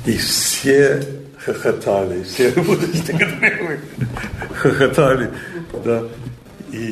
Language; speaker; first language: Russian; non-native, fluent; English